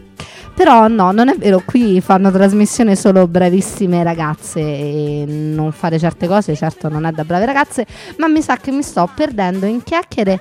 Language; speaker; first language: Italian; native; Italian